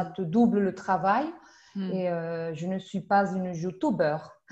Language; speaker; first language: French; non-native, fluent; Spanish